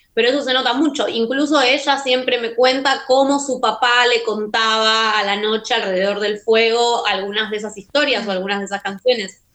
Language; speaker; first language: Spanish; native; Spanish